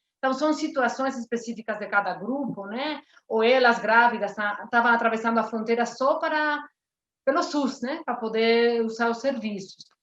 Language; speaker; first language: Portuguese; non-native, fluent; Spanish